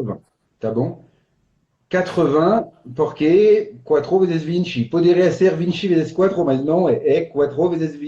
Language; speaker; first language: Portuguese; non-native, fluent; French